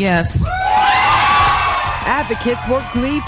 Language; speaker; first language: English; native; English